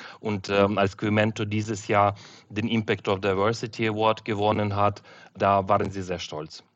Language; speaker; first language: German; non-native, fluent; Ukrainian